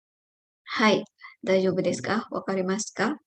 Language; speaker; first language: Japanese; non-native, fluent; Indonesian